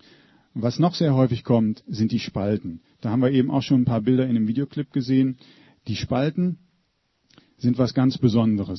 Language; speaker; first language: German; native; German